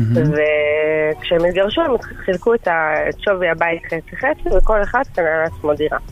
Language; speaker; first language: Hebrew; native; Hebrew